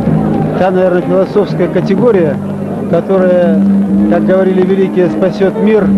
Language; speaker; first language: Russian; native; Russian